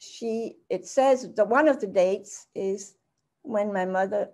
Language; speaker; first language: English; early bilingual, other home language; German